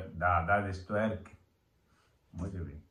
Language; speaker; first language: Bulgarian; non-native, learner; Portuguese